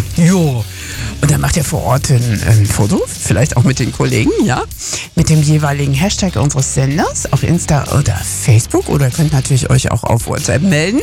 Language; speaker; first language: German; native; German